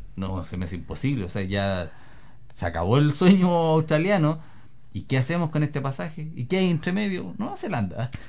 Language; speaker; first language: Spanish; native; Spanish